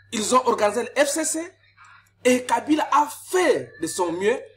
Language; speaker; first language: French; non-native, local second language; Lingala